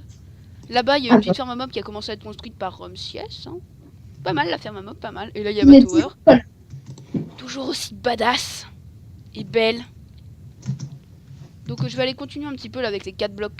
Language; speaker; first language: French; native; French